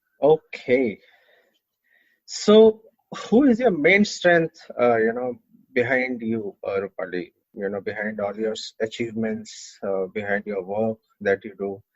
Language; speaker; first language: English; non-native, local second language; Hindi